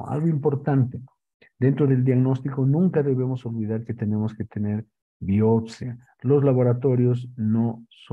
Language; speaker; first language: Spanish; native; Spanish